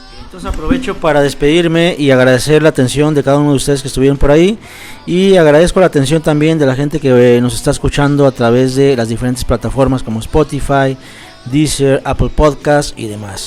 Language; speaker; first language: Spanish; native; Spanish